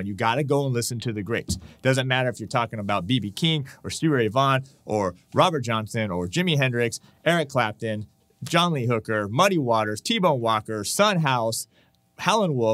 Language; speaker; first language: English; native; English